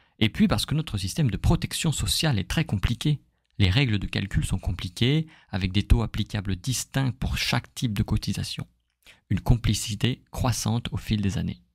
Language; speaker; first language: French; native; French